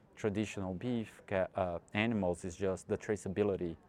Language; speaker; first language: English; non-native, fluent; Portuguese